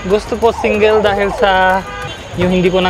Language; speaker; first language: Filipino; non-native, learner; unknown